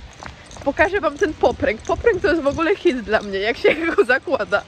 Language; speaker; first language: Polish; native; Polish